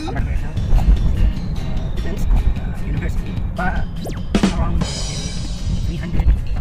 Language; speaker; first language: English; non-native, learner; Arabic